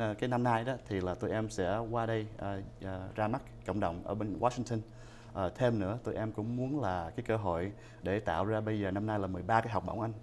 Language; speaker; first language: Vietnamese; early bilingual, heritage; Vietnamese